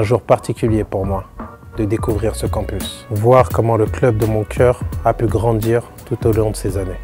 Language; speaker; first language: French; native; French